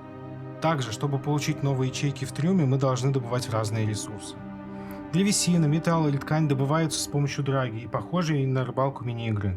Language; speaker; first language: Russian; native; Russian